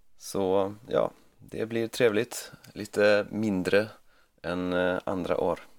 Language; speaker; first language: Swedish; native; Swedish